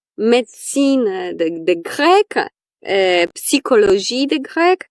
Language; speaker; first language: French; non-native, fluent; Polish